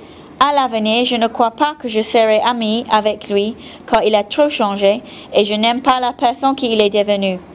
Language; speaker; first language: French; non-native, fluent; English